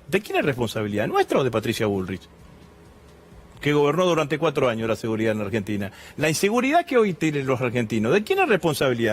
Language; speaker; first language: Spanish; native; Spanish